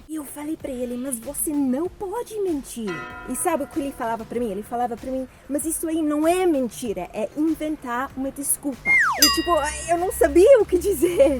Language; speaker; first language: Portuguese; non-native, fluent; English